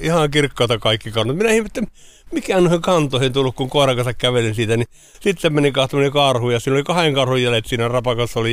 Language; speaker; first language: Finnish; native; Finnish